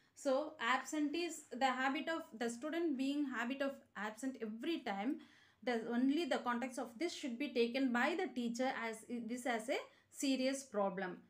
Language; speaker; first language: English; non-native, local second language; Tamil